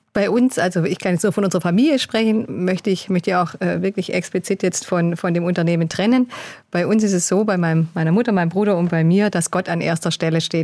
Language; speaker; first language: German; native; German